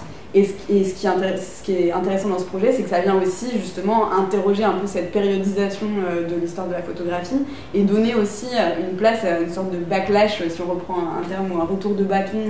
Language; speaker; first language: French; native; French